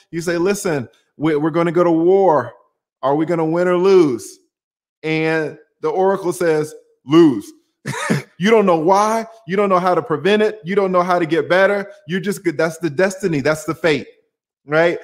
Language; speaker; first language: English; native; English